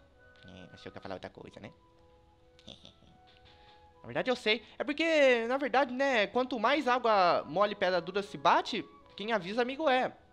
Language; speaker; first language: Portuguese; native; Portuguese